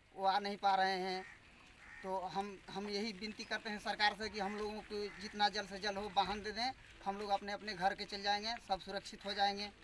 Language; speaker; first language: Hindi; native; Hindi